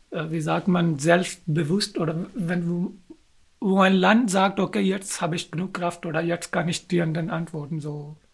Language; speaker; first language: German; non-native, learner; Urdu